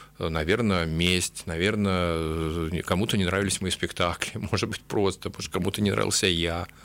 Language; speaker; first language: Russian; native; Russian